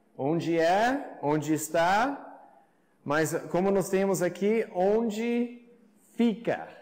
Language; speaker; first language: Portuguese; non-native, fluent; English